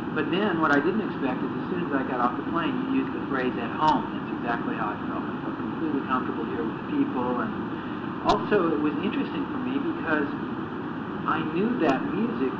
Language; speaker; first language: English; native; English